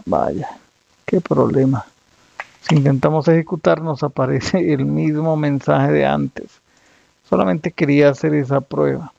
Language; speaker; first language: Spanish; native; Spanish